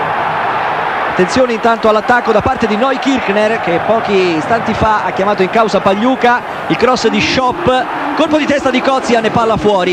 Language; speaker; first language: Italian; native; Italian